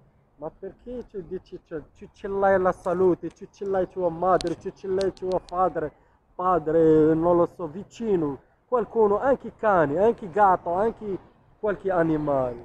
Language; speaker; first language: Italian; non-native, learner; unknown